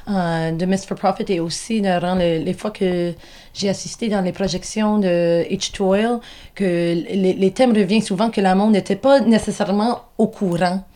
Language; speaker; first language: French; non-native, local second language; English